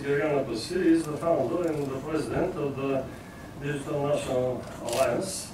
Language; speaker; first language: English; non-native, fluent; Bulgarian